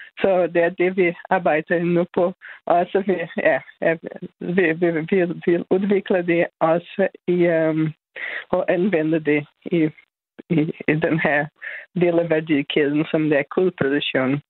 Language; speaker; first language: Danish; non-native, fluent; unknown